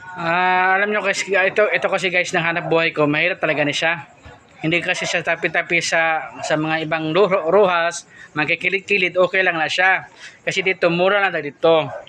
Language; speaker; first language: Filipino; non-native, local second language; Cebuano